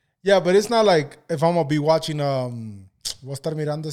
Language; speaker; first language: English; early bilingual, other home language; Spanish